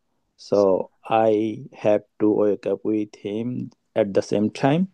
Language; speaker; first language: English; non-native, learner; Bangla